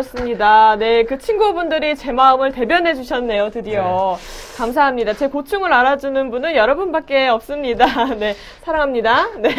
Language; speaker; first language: Korean; native; Korean